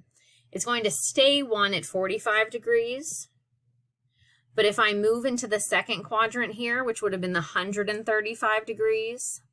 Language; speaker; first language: English; native; English